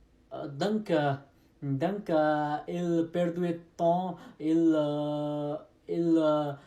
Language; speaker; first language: French; non-native, learner; Nepali